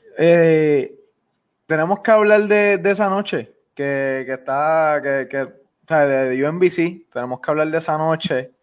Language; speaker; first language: Spanish; native; Spanish